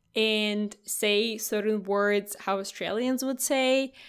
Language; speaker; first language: English; non-native, fluent; Russian